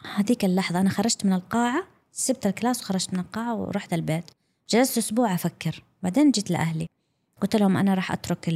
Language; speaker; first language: Arabic; non-native, local second language; English